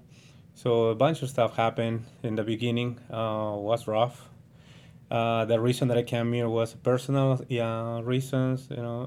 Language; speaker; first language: English; non-native, learner; Spanish